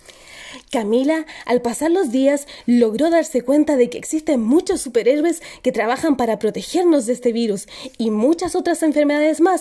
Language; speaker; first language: Spanish; native; Spanish